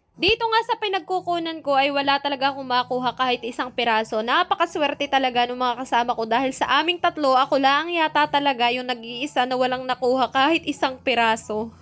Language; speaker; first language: Filipino; native; Filipino